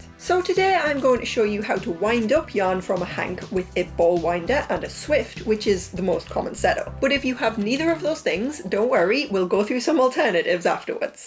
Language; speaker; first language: English; native; English